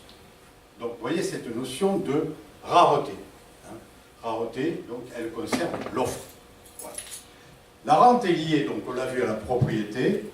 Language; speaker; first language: French; native; French